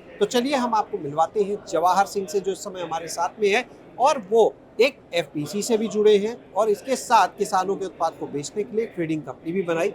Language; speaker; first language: Hindi; native; Hindi